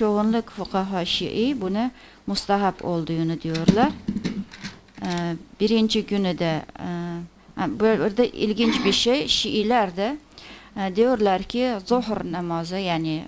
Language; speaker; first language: Turkish; non-native, fluent; Persian